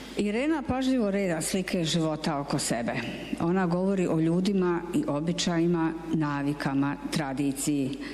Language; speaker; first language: Bosnian; native; Bosnian